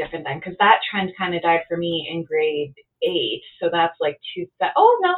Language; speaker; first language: English; native; English